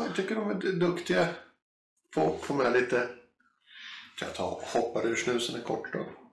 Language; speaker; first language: Swedish; native; Swedish